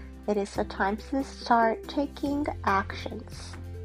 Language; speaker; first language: English; non-native, fluent; Japanese